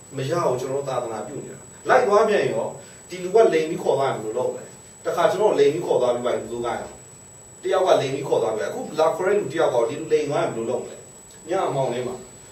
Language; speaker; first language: Burmese; non-native, local second language; Hakha Chin